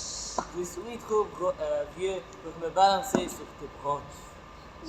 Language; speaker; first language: French; non-native, learner; Arabic